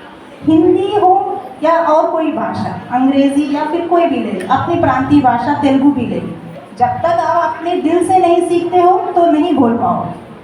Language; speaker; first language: Hindi; non-native, local second language; Telugu